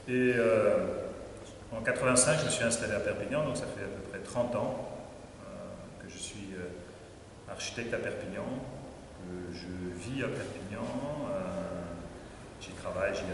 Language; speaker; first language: French; native; French